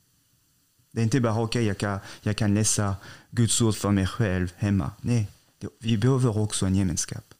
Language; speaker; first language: Swedish; non-native, fluent; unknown